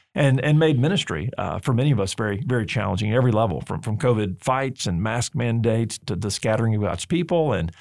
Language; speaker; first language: English; native; English